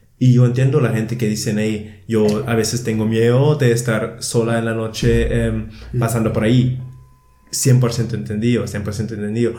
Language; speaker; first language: Spanish; non-native, fluent; German